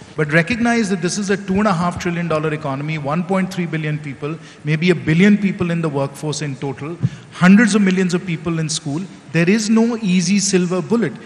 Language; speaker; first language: English; non-native, local second language; Hindi